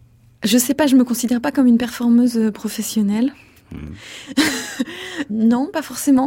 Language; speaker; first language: French; native; French